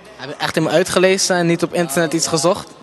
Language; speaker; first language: Dutch; native; Dutch